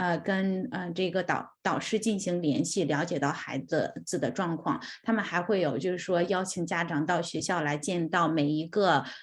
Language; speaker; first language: Chinese; native; Chinese